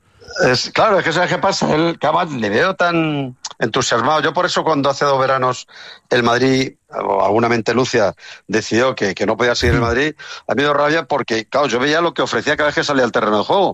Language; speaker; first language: Spanish; native; Spanish